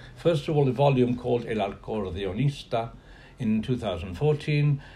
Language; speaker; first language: English; non-native, local second language; Spanish